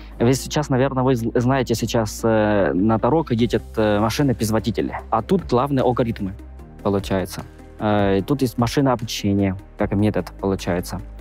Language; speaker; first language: Russian; non-native, fluent; Chinese